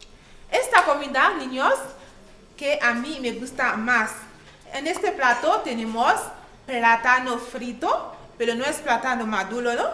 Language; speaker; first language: Spanish; non-native, learner; Haitian Creole